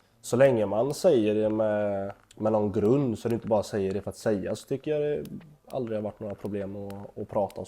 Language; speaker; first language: Swedish; native; Swedish